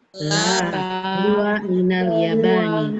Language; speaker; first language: Arabic; non-native, learner; Indonesian